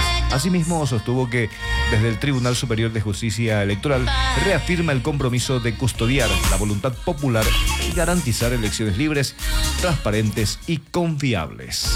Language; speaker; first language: Spanish; native; Spanish